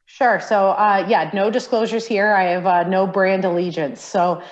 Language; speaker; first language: English; native; English